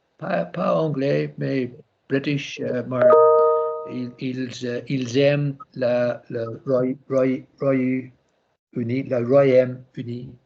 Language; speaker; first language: French; non-native, learner; English